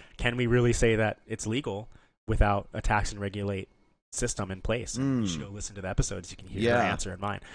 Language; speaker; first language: English; native; English